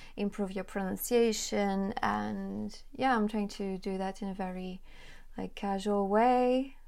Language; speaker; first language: English; non-native, fluent; French